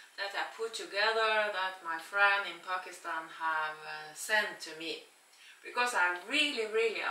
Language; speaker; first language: English; non-native, learner; Norwegian